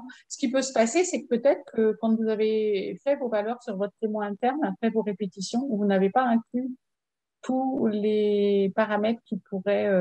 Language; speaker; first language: French; native; French